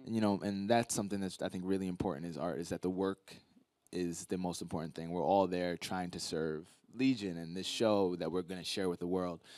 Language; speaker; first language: English; native; English